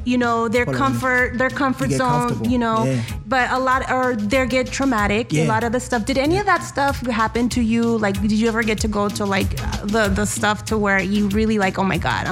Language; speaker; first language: English; early bilingual, other home language; Spanish